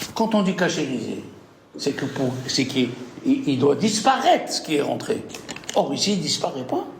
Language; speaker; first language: French; native; French